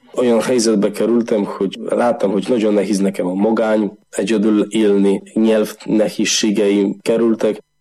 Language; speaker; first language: Hungarian; non-native, learner; Polish